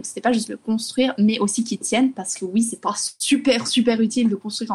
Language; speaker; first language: French; native; French